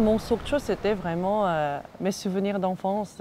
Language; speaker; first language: French; non-native, fluent; Korean